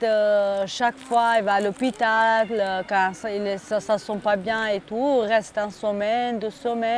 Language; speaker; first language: French; non-native, learner; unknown